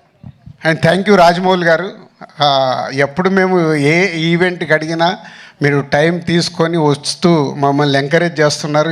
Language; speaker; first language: Telugu; native; Telugu